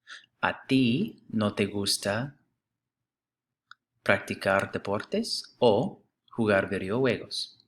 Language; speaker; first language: Spanish; non-native, fluent; English